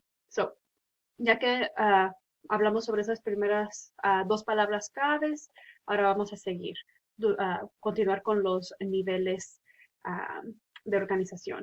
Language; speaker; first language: Spanish; early bilingual, heritage; Spanish